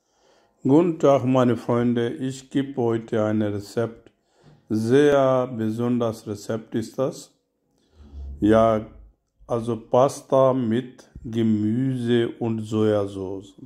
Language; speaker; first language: German; non-native, learner; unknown